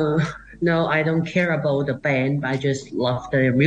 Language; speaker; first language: English; non-native, local second language; Cantonese